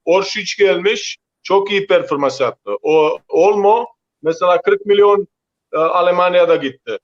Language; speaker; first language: Turkish; non-native, learner; Croatian